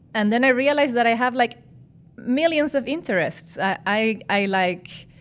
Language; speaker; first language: English; non-native, fluent; Spanish